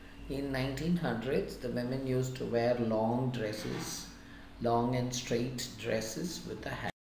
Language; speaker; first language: English; non-native, local second language; Tamil